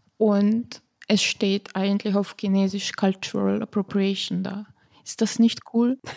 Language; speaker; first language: German; non-native, fluent; Slovenian